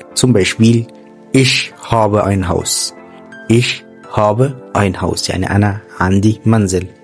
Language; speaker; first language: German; non-native, fluent; Arabic